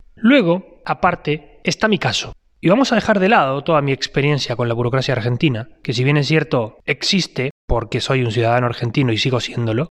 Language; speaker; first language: Spanish; native; Spanish